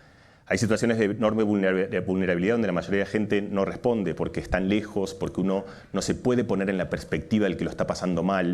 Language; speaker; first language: Spanish; native; Spanish